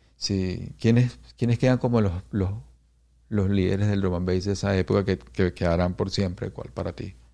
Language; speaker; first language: Spanish; native; Spanish